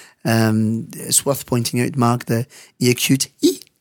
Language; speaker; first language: English; non-native, fluent; French